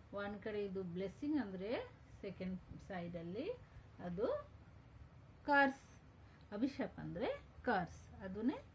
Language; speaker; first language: Kannada; non-native, fluent; Hindi